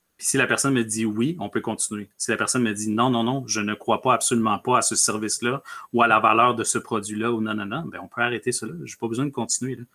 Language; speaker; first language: French; early bilingual, other home language; Spanish